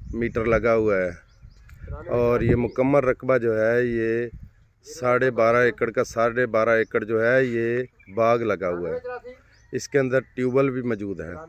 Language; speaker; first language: Urdu; non-native, local second language; Punjabi